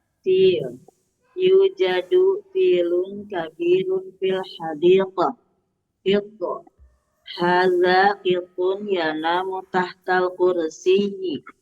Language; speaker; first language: Arabic; non-native, learner; Indonesian